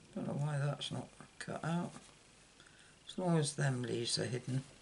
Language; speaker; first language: English; native; English